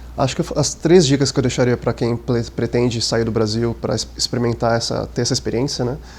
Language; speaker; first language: Portuguese; native; Portuguese